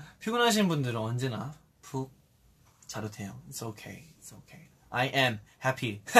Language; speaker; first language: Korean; early bilingual, heritage; Korean